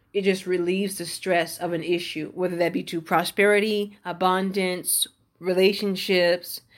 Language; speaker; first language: English; native; English